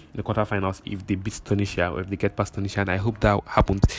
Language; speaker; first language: English; non-native, local second language; Igbo